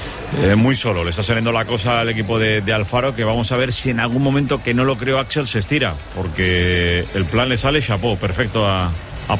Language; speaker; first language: Spanish; native; Spanish